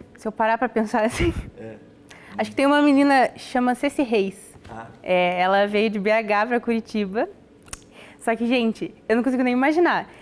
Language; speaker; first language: Portuguese; native; Portuguese